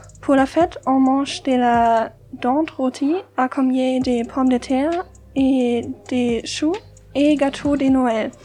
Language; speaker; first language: French; non-native, learner; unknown